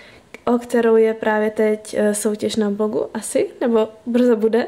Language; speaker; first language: Czech; native; Czech